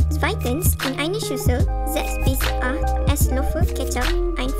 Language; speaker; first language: German; non-native, learner; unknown